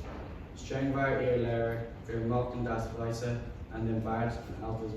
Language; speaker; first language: German; non-native, learner; English